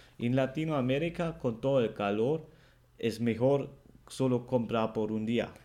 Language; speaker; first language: Spanish; non-native, fluent; German